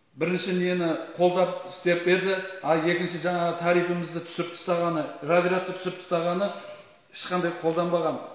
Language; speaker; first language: Kazakh; native; Kazakh